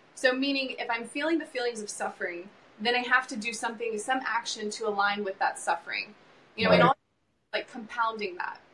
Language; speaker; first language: English; native; English